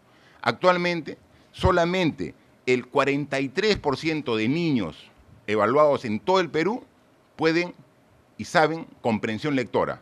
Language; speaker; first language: Spanish; native; Spanish